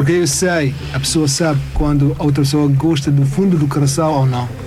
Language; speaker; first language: Portuguese; non-native, learner; Arabic